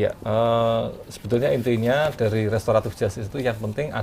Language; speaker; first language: Indonesian; native; Indonesian